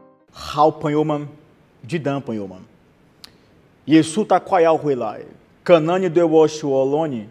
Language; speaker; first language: Chinese; non-native, learner; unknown